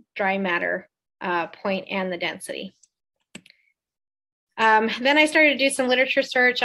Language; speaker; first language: English; native; English